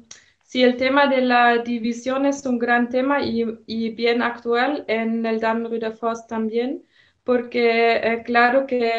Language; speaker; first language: Spanish; non-native, fluent; German